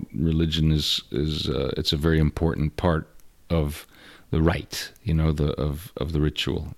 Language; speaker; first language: English; early bilingual, other home language; Russian